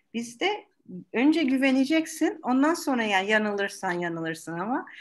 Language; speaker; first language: Turkish; early bilingual, heritage; Turkish